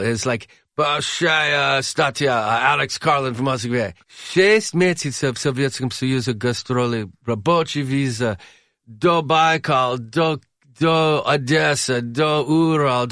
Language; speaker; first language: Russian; non-native, learner; English